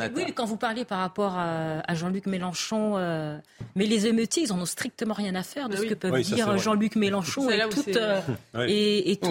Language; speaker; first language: French; native; French